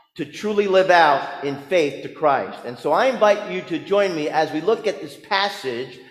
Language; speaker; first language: English; native; English